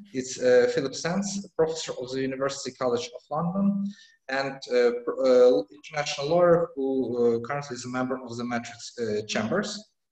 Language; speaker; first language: English; non-native, fluent; Ukrainian